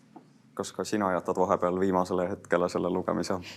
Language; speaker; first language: Estonian; native; Estonian